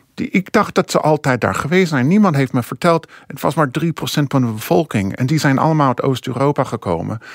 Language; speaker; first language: Dutch; non-native, fluent; English